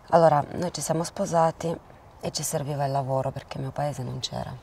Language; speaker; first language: Italian; non-native, fluent; Romanian